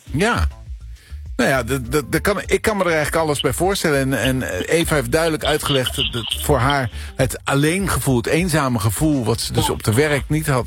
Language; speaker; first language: Dutch; native; Dutch